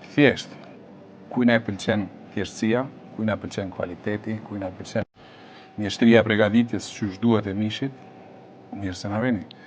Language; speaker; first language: Albanian; early bilingual, other home language; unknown